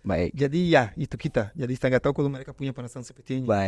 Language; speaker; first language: Indonesian; non-native, fluent; Portuguese